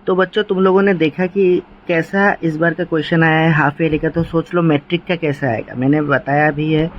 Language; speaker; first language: Hindi; non-native, local second language; Assamese